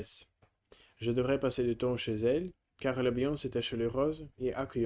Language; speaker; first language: French; non-native, learner; Russian